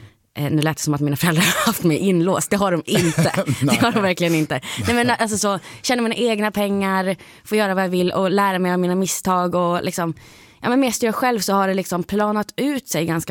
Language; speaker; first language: Swedish; native; Swedish